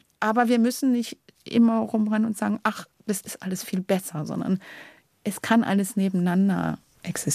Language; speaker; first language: German; native; German